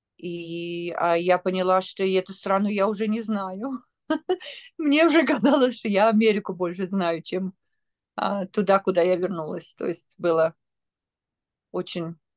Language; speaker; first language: Russian; native; Russian